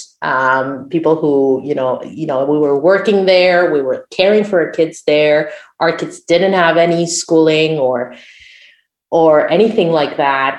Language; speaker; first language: English; non-native, fluent; Spanish